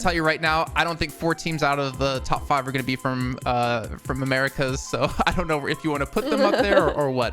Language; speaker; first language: English; native; English